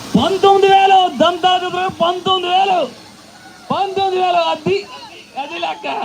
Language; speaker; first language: Telugu; native; Telugu